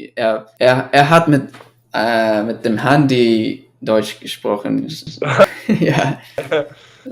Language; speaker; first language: German; non-native, fluent; English